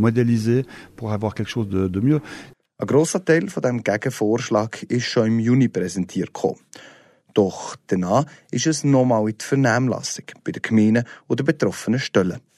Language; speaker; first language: German; native; German